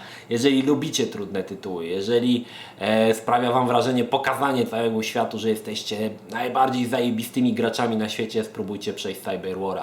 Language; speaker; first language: Polish; native; Polish